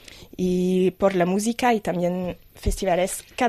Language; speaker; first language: Spanish; non-native, fluent; French